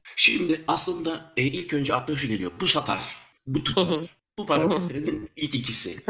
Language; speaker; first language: Turkish; early bilingual, heritage; Turkish